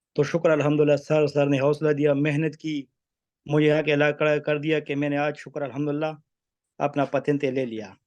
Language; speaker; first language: Hindi; non-native, fluent; Pashto